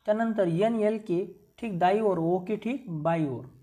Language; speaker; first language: Hindi; non-native, local second language; Marathi